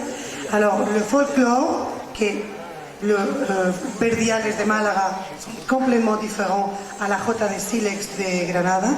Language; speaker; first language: French; non-native, learner; Spanish